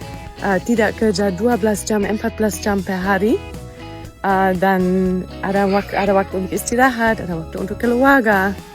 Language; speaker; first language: Indonesian; non-native, fluent; German